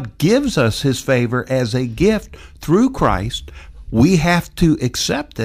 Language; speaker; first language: English; native; English